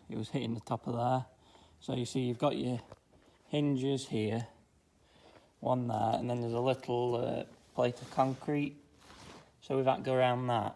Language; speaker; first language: English; native; English